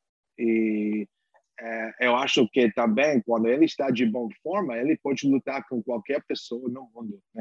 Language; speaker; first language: Portuguese; non-native, learner; English